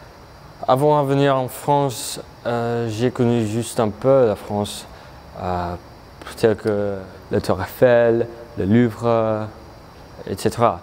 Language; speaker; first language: French; non-native, learner; English